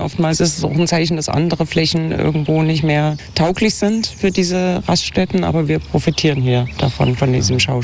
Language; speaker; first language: German; native; German